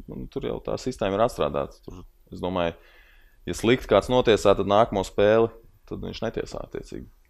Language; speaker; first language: Latvian; native; Latvian